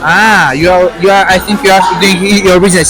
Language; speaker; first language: English; non-native, learner; Persian